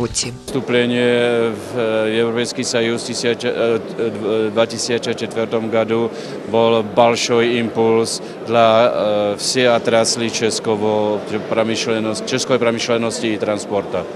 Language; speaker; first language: Ukrainian; non-native, learner; Czech